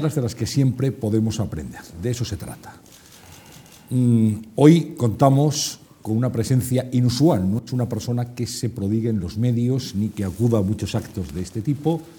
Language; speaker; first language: Spanish; non-native, fluent; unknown